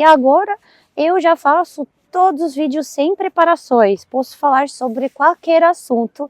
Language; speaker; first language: Portuguese; non-native, fluent; Russian